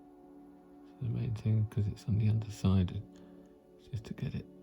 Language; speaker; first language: English; native; English